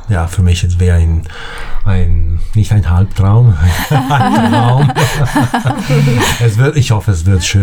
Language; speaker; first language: German; non-native, fluent; Italian